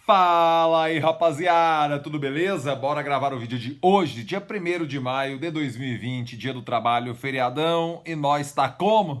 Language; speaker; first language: Portuguese; native; Portuguese